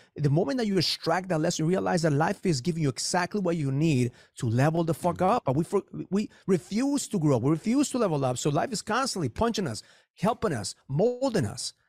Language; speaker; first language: English; early bilingual, other home language; Spanish